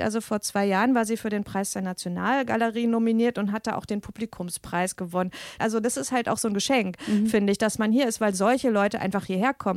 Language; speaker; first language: German; native; German